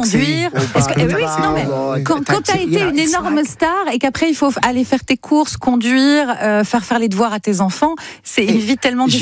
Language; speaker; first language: French; native; French